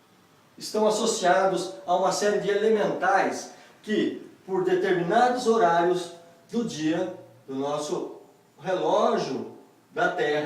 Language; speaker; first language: Portuguese; native; Portuguese